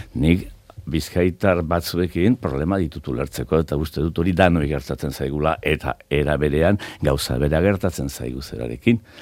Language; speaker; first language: Basque; native; Basque